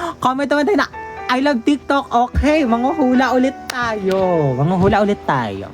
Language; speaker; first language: Filipino; native; Filipino